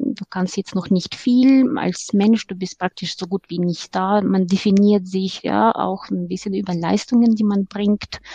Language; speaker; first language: German; non-native, fluent; Ukrainian